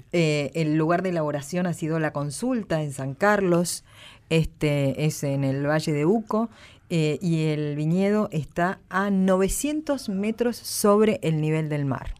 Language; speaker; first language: Spanish; native; Spanish